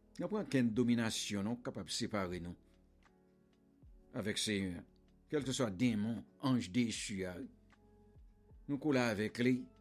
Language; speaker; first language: French; non-native, local second language; Haitian Creole